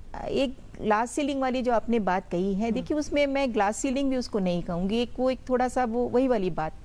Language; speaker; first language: Hindi; native; Hindi